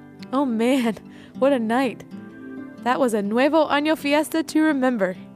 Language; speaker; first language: English; native; English